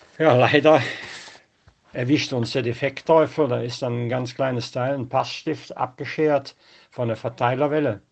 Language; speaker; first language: German; native; German